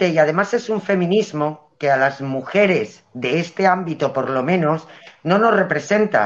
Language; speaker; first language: Spanish; native; Spanish